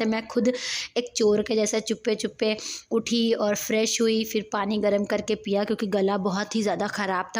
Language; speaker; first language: Hindi; native; Hindi